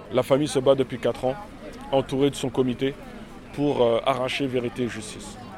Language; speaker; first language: French; early bilingual, other home language; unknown